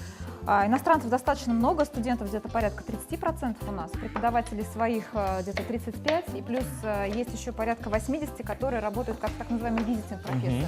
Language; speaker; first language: Russian; native; Russian